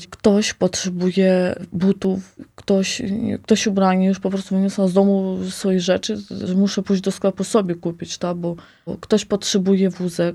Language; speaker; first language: Polish; non-native, fluent; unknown